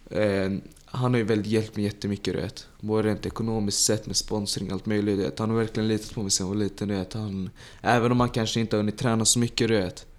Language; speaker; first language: Swedish; early bilingual, other home language; Tajik